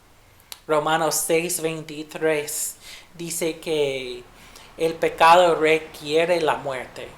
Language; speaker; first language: Spanish; non-native, fluent; English